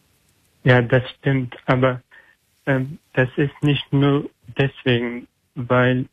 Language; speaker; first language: German; non-native, learner; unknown